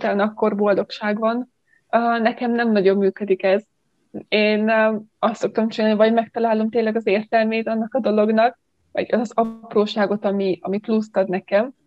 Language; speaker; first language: Hungarian; native; Hungarian